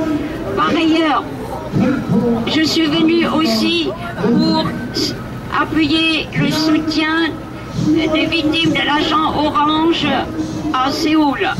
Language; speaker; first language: French; non-native, fluent; Vietnamese